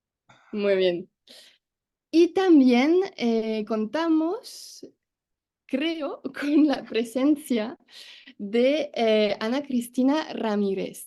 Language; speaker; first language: Spanish; non-native, fluent; French